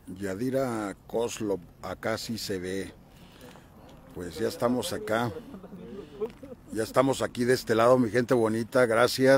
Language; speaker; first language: Spanish; native; Spanish